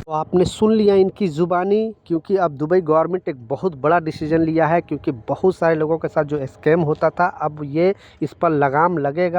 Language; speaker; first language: Hindi; native; Hindi